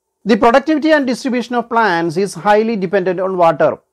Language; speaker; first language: English; non-native, local second language; Malayalam